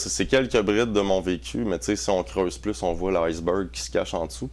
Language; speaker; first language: French; native; French